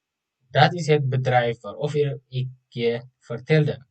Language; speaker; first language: Dutch; non-native, fluent; Tigrinya